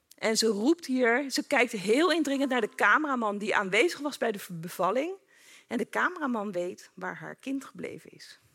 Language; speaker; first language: Dutch; native; Dutch